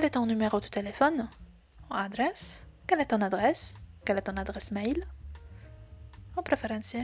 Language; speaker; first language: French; non-native, fluent; Polish